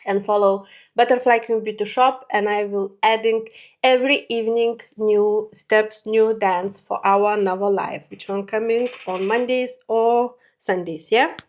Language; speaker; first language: English; non-native, learner; Lithuanian